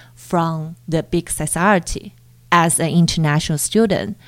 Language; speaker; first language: English; non-native, fluent; Chinese